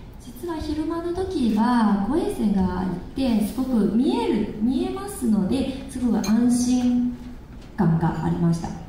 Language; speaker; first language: Japanese; non-native, fluent; Chinese